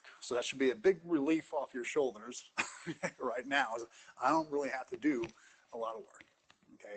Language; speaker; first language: English; native; English